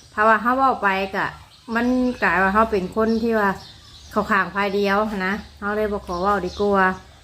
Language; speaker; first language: Thai; native; Thai